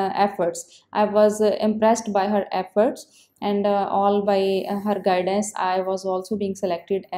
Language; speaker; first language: English; non-native, local second language; Punjabi